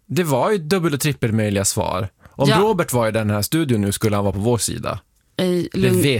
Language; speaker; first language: Swedish; native; Swedish